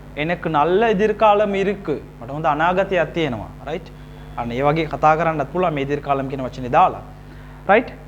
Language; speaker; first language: Sinhala; non-native, local second language; Tamil